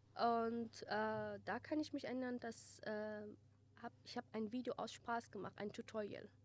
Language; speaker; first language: German; early bilingual, other home language; Kurdish